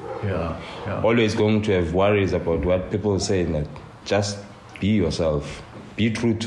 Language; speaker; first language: English; non-native, local second language; Xhosa